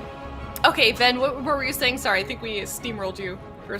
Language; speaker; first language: English; native; English